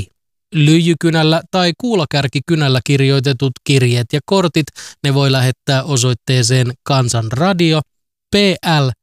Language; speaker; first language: Finnish; native; Finnish